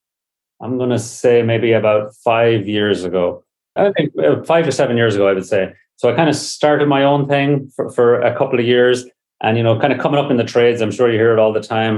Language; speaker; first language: English; native; English